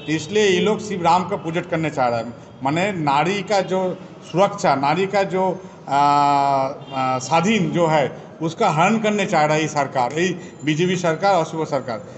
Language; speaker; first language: Hindi; non-native, local second language; Bangla